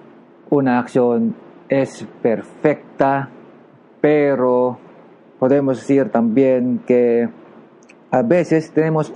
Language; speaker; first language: Spanish; non-native, learner; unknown